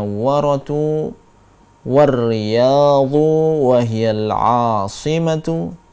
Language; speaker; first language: Arabic; non-native, fluent; Indonesian